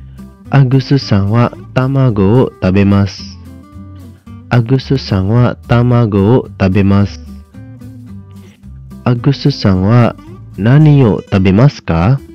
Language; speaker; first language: Japanese; non-native, fluent; Indonesian